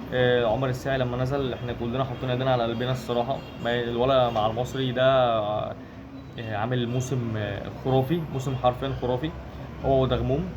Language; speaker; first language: Arabic; native; Arabic